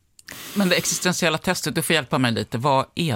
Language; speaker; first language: Swedish; native; Swedish